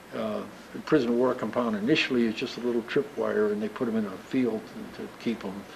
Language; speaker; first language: English; native; English